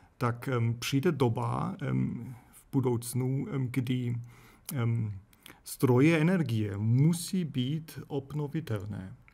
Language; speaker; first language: Czech; non-native, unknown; German